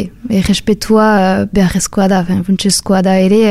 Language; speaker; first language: Basque; non-native, local second language; French